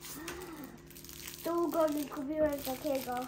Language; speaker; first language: Polish; early bilingual, heritage; Polish